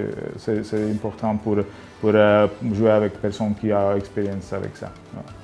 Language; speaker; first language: French; non-native, learner; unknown